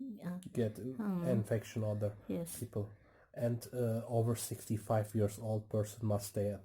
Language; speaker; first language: English; non-native, learner; Turkish